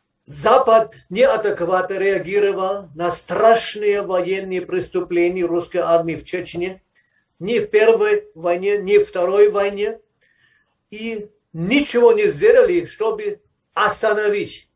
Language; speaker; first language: Russian; non-native, fluent; German